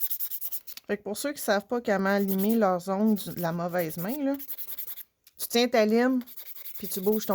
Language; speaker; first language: French; native; French